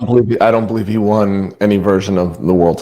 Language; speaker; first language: English; native; English